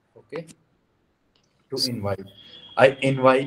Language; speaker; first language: English; non-native, local second language; Hindi